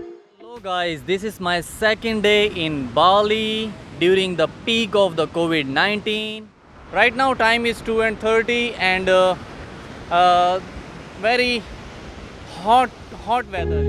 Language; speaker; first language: English; non-native, learner; Urdu